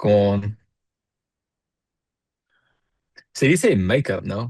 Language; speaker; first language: Spanish; non-native, learner; English